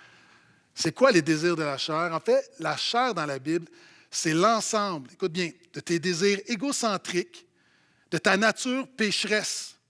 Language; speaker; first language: French; native; French